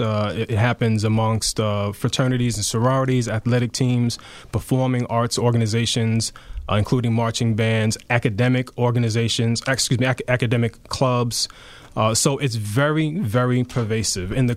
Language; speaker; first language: English; native; English